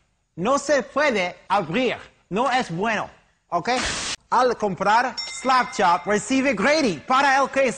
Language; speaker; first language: Spanish; non-native, learner; English